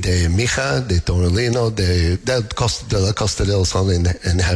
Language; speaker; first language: Spanish; non-native, fluent; English